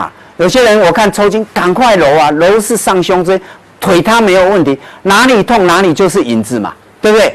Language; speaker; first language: Chinese; native; Chinese